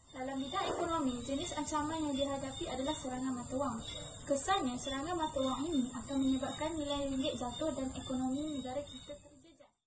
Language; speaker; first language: Malay; native; Malay